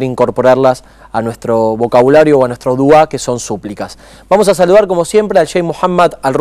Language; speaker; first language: Spanish; native; Spanish